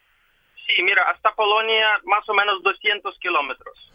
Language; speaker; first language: Spanish; non-native, learner; Ukrainian